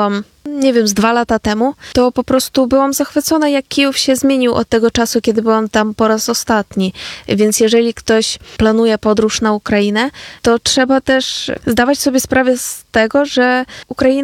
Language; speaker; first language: Polish; non-native, fluent; Ukrainian